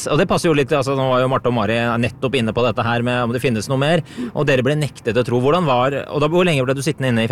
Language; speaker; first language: Norwegian; native; Norwegian